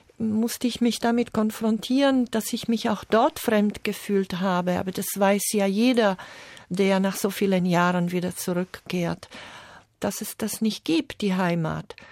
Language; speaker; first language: German; non-native, fluent; Slovak